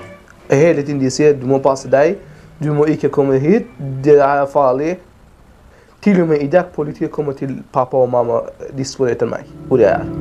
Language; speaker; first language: Norwegian; non-native, learner; Kurdish